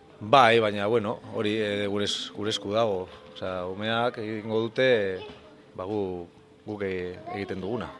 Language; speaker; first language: Basque; non-native, local second language; Spanish